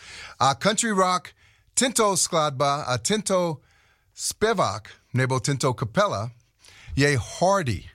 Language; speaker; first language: Czech; non-native, learner; English